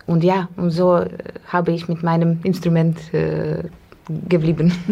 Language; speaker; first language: German; non-native, learner; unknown